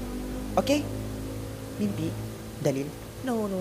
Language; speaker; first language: Indonesian; native; Indonesian